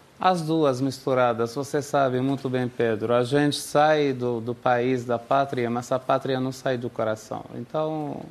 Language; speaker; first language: Portuguese; non-native, fluent; Arabic